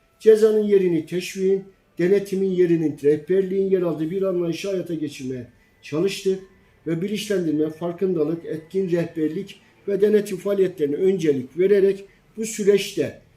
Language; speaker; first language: Turkish; native; Turkish